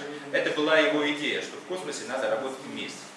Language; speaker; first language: Russian; native; Russian